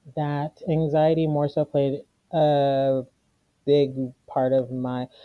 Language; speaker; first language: English; native; English